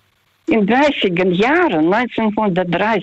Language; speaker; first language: German; non-native, fluent; Russian